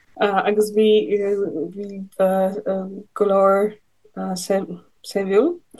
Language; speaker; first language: Irish; non-native, learner; Polish